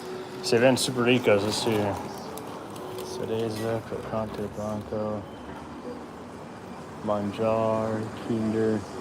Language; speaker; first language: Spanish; non-native, learner; English